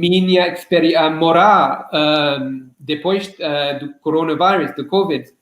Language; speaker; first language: Portuguese; non-native, learner; English